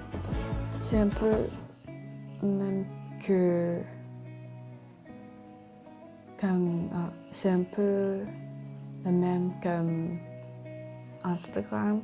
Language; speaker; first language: French; non-native, learner; English